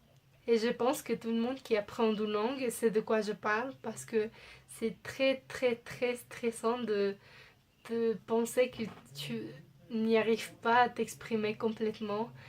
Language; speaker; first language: French; non-native, fluent; Spanish